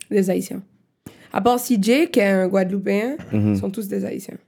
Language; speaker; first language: French; non-native, local second language; Haitian Creole